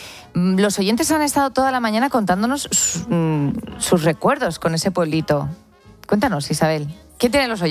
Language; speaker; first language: Spanish; native; Spanish